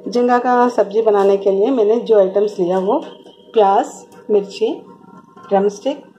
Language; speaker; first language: Hindi; non-native, local second language; Telugu